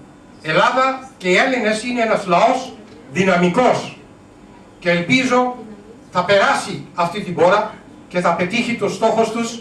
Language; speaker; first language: Greek; non-native, learner; Urdu